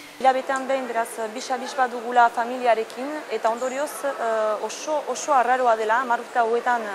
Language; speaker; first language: Basque; native; Basque